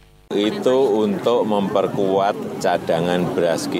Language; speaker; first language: Indonesian; native; Indonesian